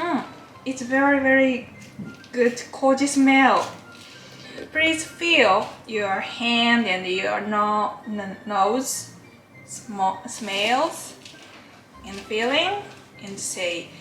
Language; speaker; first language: English; non-native, learner; Japanese